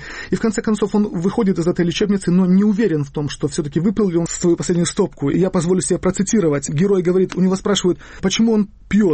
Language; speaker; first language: Russian; native; Russian